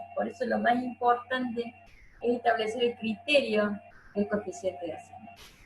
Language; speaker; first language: Spanish; native; Spanish